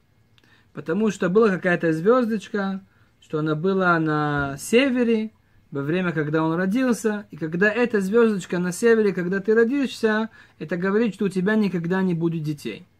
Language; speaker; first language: Russian; early bilingual, heritage; Hebrew